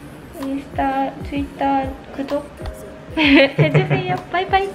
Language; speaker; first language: Korean; non-native, fluent; Japanese